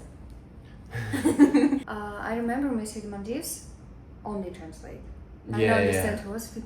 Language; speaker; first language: English; non-native, learner; Russian